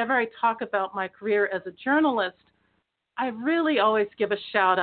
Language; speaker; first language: English; native; English